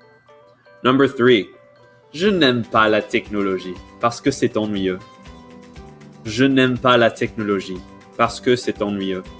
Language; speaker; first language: French; non-native, fluent; English